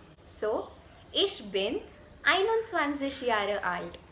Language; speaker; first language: German; non-native, fluent; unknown